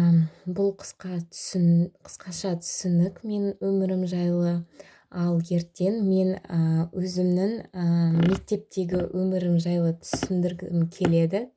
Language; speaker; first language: Kazakh; non-native, local second language; Russian